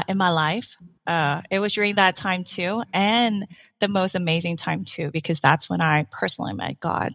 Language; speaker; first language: English; non-native, fluent; Korean